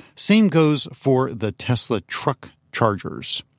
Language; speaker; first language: English; native; English